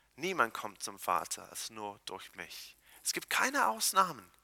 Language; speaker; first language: German; non-native, fluent; Hebrew